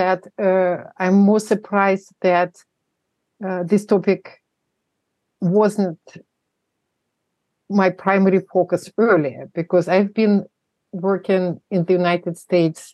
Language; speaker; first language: English; non-native, fluent; Russian